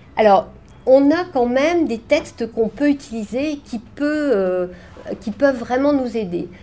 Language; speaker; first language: French; native; French